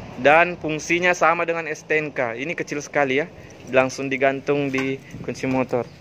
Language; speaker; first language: Indonesian; native; Indonesian